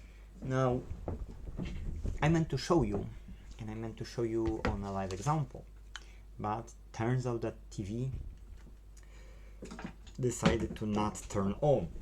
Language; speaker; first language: English; non-native, fluent; Polish